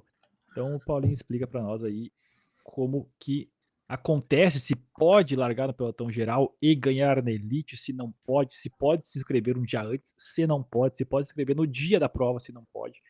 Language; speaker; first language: Portuguese; native; Portuguese